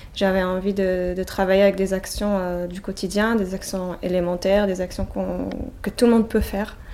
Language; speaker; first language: French; non-native, fluent; Hebrew